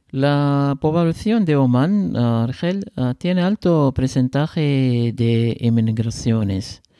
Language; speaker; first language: Spanish; non-native, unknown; Arabic